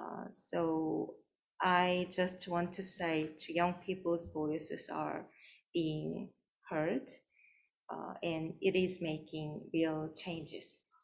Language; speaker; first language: English; non-native, fluent; Korean